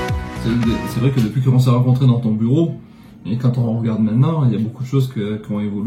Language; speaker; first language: French; native; French